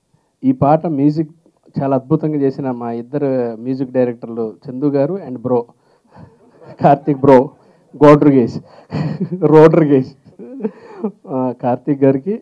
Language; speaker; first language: Telugu; native; Telugu